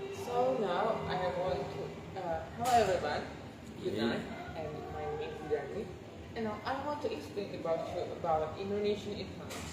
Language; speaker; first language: English; non-native, learner; Indonesian